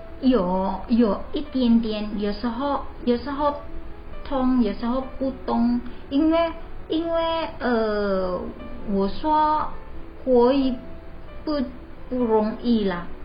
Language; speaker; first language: Chinese; non-native, learner; Indonesian